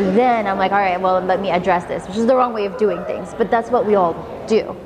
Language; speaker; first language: English; early bilingual, other home language; Arabic